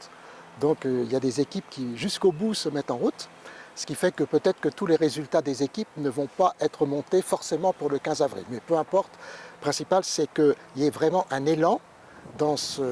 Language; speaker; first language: French; native; French